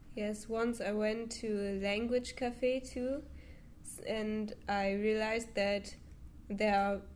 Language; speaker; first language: English; non-native, fluent; German